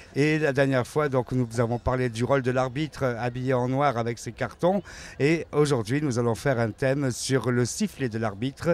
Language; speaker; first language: French; native; French